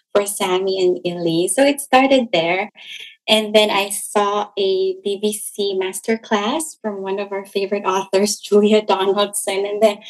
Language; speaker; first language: English; non-native, local second language; Cebuano